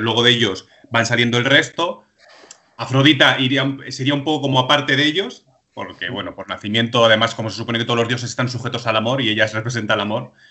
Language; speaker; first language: Spanish; native; Spanish